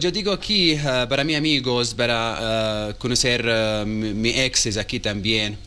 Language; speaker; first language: Spanish; non-native, learner; Arabic